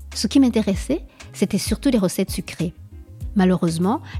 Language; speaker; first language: French; non-native, local second language; Kinyarwanda